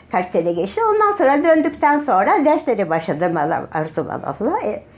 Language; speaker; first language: Turkish; native; Turkish